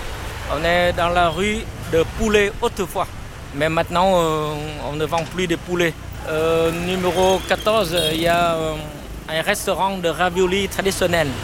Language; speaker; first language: French; non-native, fluent; Vietnamese